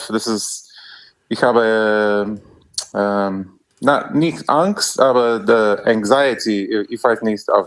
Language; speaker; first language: German; non-native, learner; English